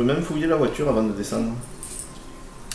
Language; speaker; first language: French; native; French